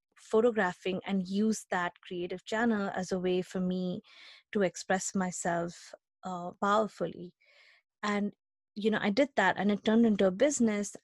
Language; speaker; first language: English; non-native, local second language; Hindi